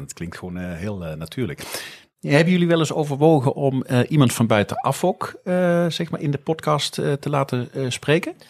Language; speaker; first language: Dutch; native; Dutch